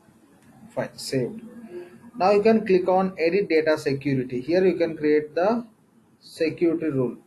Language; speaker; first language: English; non-native, local second language; Telugu